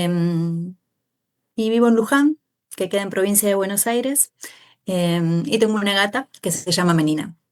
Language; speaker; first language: Spanish; native; Spanish